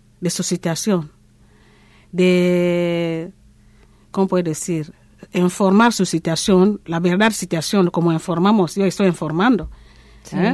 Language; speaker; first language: Spanish; non-native, learner; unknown